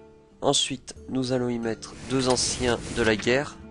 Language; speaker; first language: French; native; French